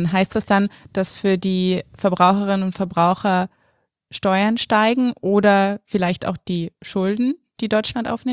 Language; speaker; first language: German; native; German